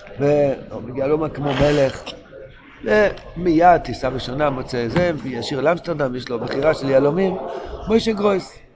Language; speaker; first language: Hebrew; non-native, local second language; Yiddish